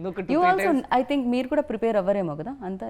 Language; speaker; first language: Telugu; native; Telugu